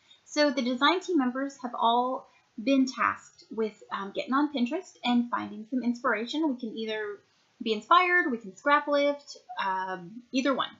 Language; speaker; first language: English; native; English